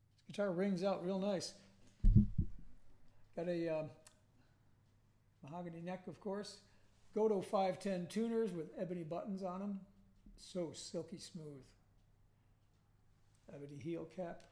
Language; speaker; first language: English; native; English